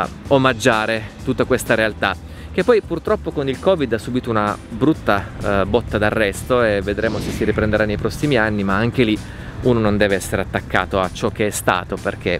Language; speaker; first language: Italian; native; Italian